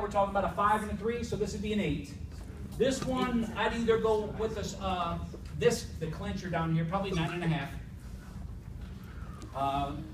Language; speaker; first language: English; native; English